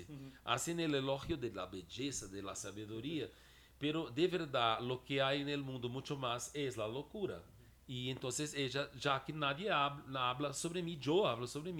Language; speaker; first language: Spanish; non-native, fluent; Portuguese